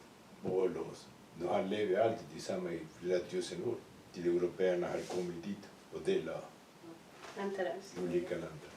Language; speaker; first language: Swedish; non-native, fluent; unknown